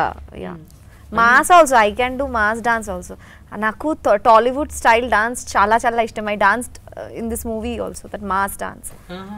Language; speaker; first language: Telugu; non-native, learner; Bangla